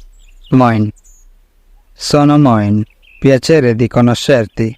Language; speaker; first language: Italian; non-native, learner; Bangla